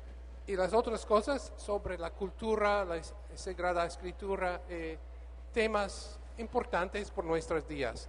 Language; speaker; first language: Spanish; non-native, learner; English